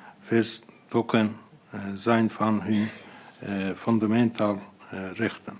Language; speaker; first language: Dutch; non-native, fluent; Azerbaijani